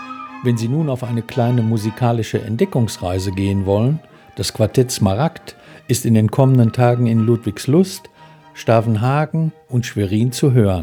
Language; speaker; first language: German; native; German